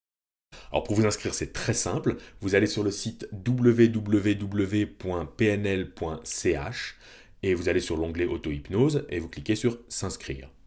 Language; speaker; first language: French; native; French